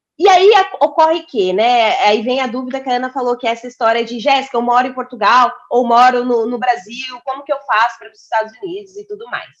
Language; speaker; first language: Portuguese; native; Portuguese